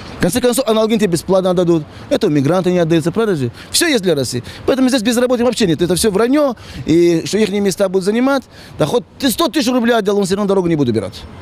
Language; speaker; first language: Russian; non-native, local second language; Tajik